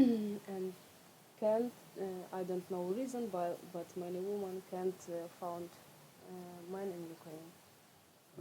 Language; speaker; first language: English; non-native, learner; Russian